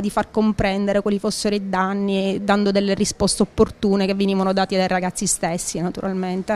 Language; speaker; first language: Italian; native; Italian